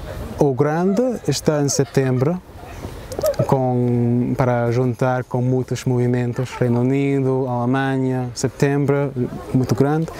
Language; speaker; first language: Portuguese; non-native, fluent; English